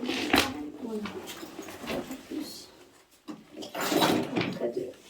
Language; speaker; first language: French; native; French